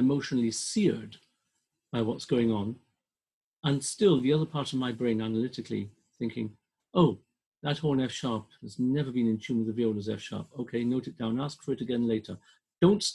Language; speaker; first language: English; native; English